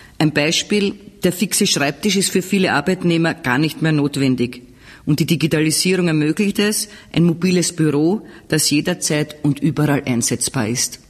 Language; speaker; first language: German; native; German